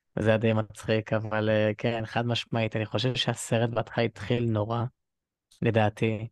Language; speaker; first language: Hebrew; native; Hebrew